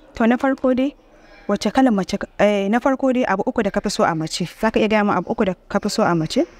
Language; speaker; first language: Hausa; native; Hausa